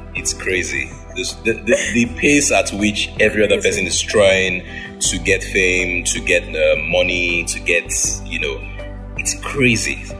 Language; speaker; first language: English; non-native, local second language; Yoruba